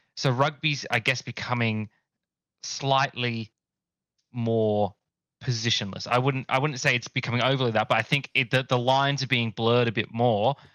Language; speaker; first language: English; native; English